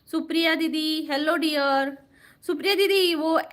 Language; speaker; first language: Hindi; non-native, local second language; Marathi